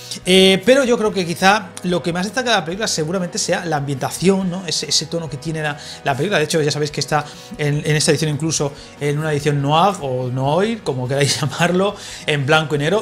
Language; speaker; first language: Spanish; native; Spanish